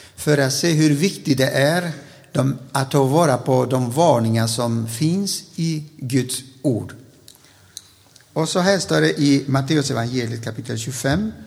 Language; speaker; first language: Swedish; non-native, fluent; Spanish